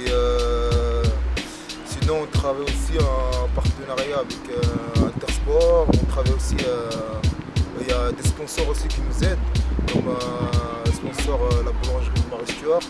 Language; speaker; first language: French; native; French